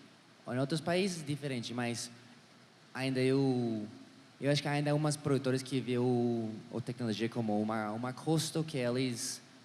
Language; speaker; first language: Portuguese; non-native, learner; English